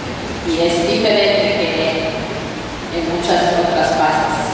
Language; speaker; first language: Spanish; non-native, learner; Finnish